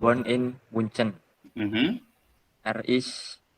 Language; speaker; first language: German; non-native, learner; Indonesian